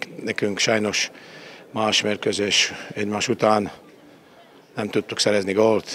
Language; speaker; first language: Hungarian; non-native, fluent; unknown